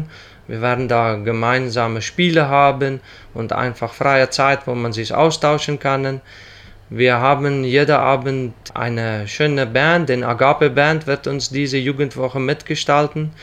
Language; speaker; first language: German; non-native, local second language; Plautdietsch